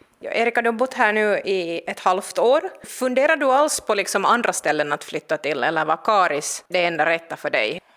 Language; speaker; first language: Swedish; native; Swedish